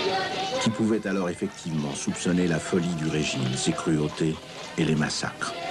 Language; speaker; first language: French; native; French